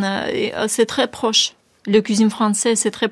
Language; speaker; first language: French; non-native, learner; Ukrainian